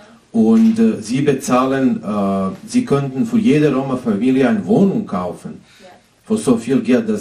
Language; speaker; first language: German; non-native, fluent; Serbian